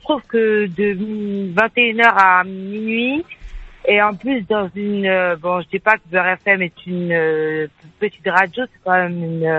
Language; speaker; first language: French; native; French